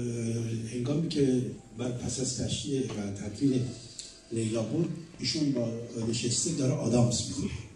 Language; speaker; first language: Persian; native; Persian